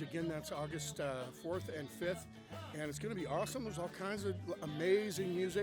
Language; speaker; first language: English; native; English